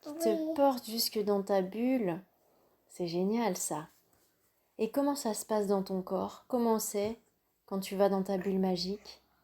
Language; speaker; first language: French; native; French